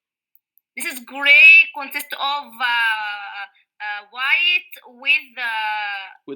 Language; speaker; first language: English; non-native, learner; Arabic